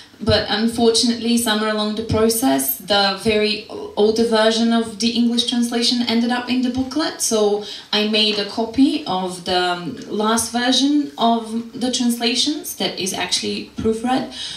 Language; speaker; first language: English; non-native, fluent; Macedonian